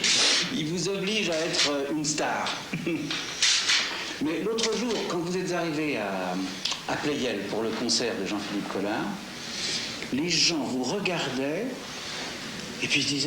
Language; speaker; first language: French; native; French